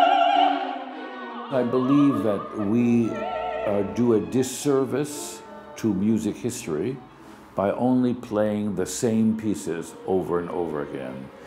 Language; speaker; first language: English; early bilingual, other home language; Russian